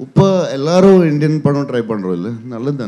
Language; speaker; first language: Tamil; non-native, learner; Telugu